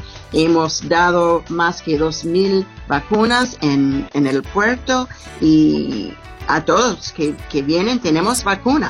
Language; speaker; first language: Spanish; non-native, fluent; English